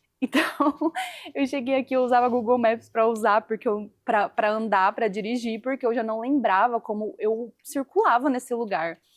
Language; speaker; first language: Portuguese; native; Portuguese